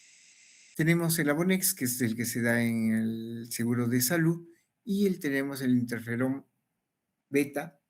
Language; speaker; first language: Spanish; native; Spanish